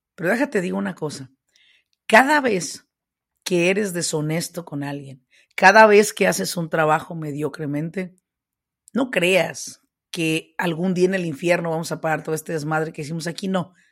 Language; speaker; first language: Spanish; native; Spanish